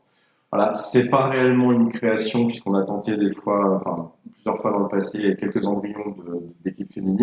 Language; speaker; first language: French; native; French